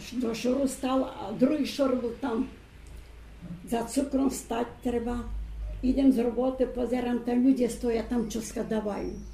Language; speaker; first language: Slovak; non-native, local second language; Rusyn